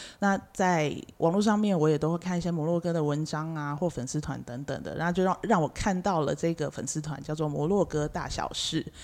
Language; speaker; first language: Chinese; native; Chinese